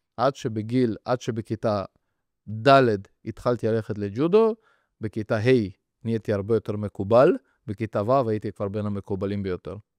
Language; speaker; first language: Hebrew; early bilingual, other home language; Russian